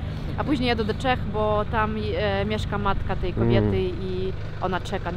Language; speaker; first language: Polish; non-native, fluent; Ukrainian